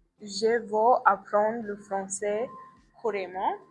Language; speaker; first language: French; non-native, learner; English